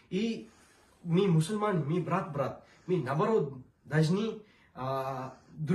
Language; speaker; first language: Russian; non-native, learner; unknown